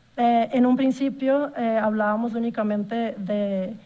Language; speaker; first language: Spanish; non-native, fluent; Portuguese